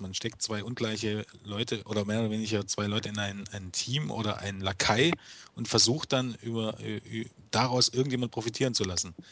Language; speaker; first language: German; native; German